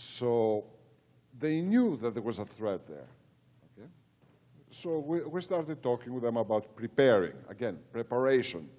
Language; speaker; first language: English; non-native, fluent; Greek